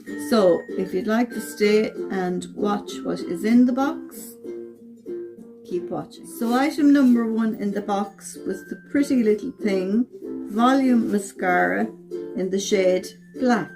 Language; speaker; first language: English; native; English